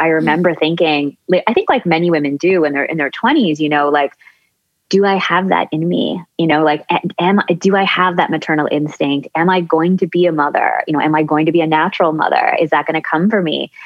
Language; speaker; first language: English; native; English